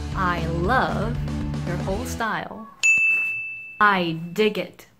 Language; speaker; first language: English; non-native, fluent; Korean